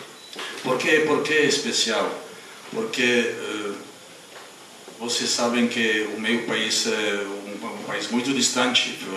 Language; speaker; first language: Portuguese; non-native, fluent; Czech